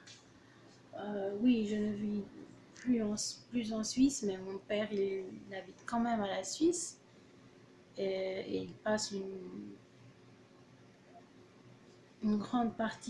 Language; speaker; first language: French; early bilingual, other home language; Portuguese